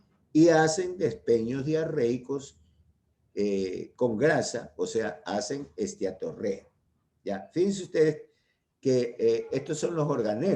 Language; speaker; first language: Spanish; native; Spanish